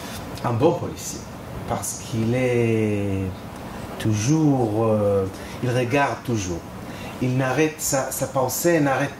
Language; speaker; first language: French; non-native, fluent; Hebrew